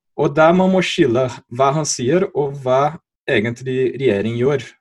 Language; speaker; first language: Norwegian; non-native, fluent; Portuguese